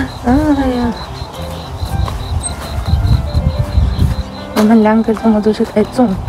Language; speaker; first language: Chinese; non-native, learner; Ukrainian